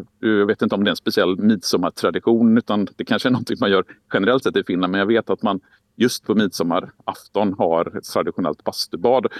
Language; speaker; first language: Swedish; native; Swedish